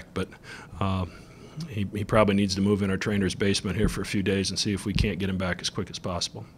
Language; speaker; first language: English; native; English